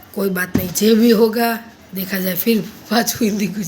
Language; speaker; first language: Hindi; non-native, local second language; Gujarati